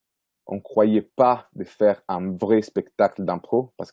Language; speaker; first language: French; non-native, fluent; Italian